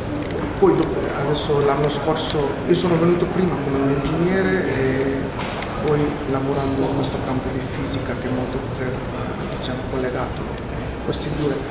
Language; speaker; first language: Italian; non-native, fluent; Bangla